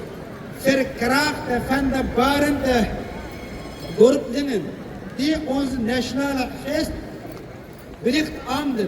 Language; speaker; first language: Dutch; non-native, local second language; Uyghur